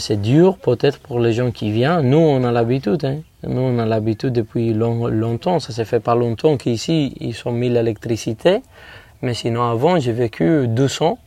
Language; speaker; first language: French; non-native, fluent; Spanish